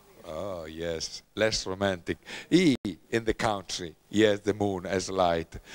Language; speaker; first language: English; non-native, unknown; Italian